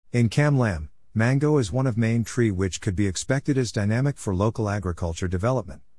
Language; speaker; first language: English; non-native, fluent; Vietnamese